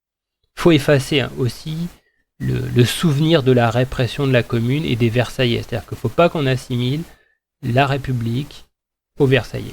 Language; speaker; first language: French; native; French